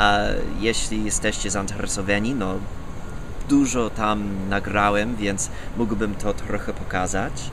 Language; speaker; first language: Polish; non-native, fluent; English